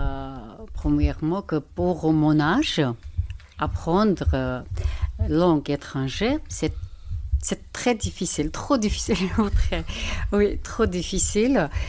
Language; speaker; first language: French; non-native, learner; Georgian